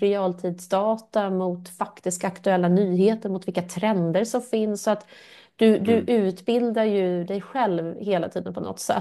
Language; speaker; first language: Swedish; native; Swedish